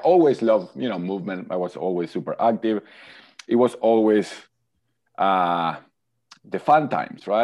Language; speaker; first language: English; non-native, fluent; Spanish